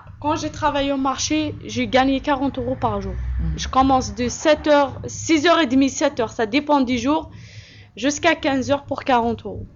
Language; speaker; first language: French; non-native, local second language; Kabyle